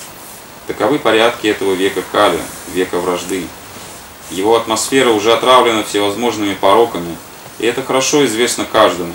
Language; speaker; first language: Russian; native; Russian